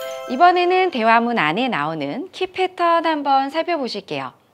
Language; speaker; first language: Korean; native; Korean